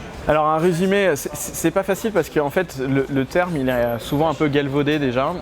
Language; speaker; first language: French; native; French